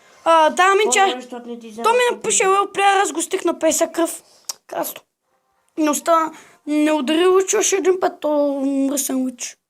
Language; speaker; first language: Bulgarian; native; Bulgarian